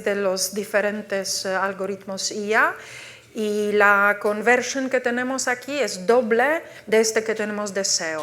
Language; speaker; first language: Spanish; non-native, fluent; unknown